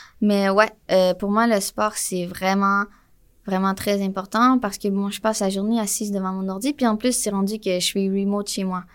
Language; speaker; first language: French; native; French